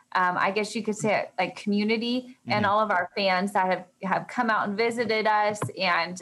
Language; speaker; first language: English; native; English